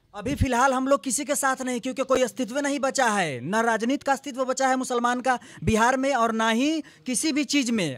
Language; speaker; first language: Hindi; native; Hindi